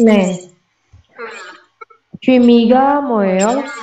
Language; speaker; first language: Korean; non-native, learner; Indonesian